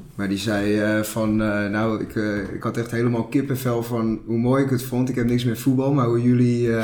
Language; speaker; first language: Dutch; native; Dutch